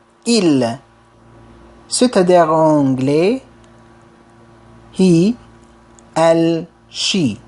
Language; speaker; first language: French; non-native, fluent; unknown